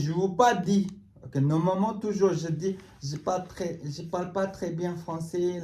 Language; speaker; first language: French; non-native, learner; Tibetan